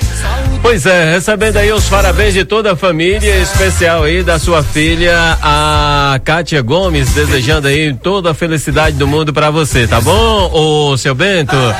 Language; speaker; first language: Portuguese; native; Portuguese